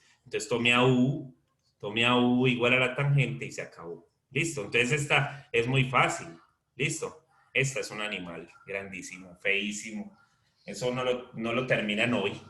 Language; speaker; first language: Spanish; native; Spanish